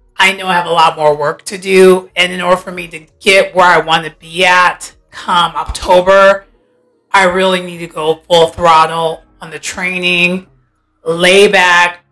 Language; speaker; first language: English; native; English